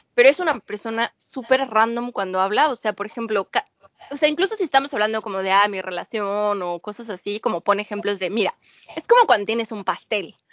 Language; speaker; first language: Spanish; native; Spanish